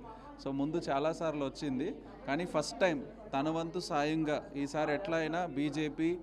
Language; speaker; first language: Telugu; native; Telugu